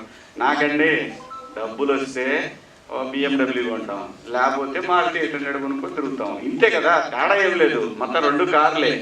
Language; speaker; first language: Telugu; native; Telugu